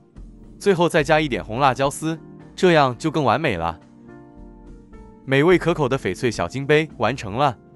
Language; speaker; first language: Chinese; native; Chinese